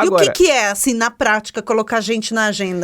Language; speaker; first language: Portuguese; native; Portuguese